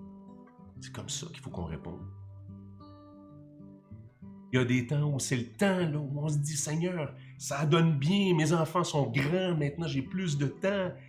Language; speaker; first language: French; native; French